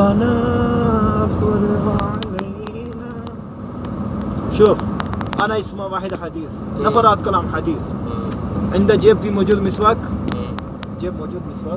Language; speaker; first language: Arabic; non-native, learner; Punjabi